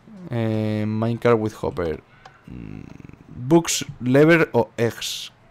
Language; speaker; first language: English; non-native, learner; Spanish